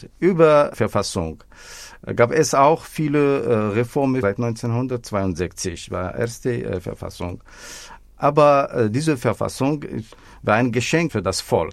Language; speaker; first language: German; non-native, fluent; Arabic